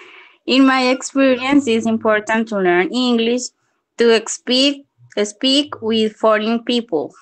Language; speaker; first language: English; non-native, learner; Spanish